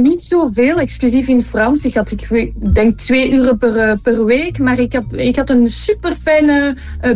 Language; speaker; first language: Dutch; non-native, local second language; French